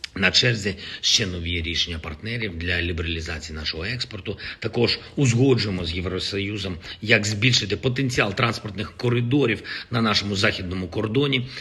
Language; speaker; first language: Ukrainian; non-native, local second language; Russian